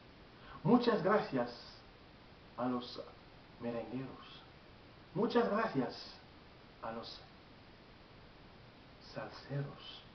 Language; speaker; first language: Spanish; non-native, learner; Haitian Creole